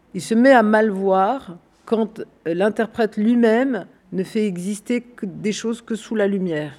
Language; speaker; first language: French; early bilingual, other home language; Arabic